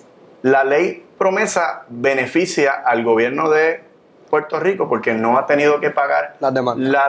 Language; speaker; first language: Spanish; native; Spanish